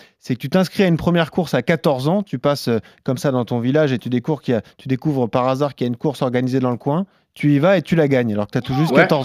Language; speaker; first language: French; native; French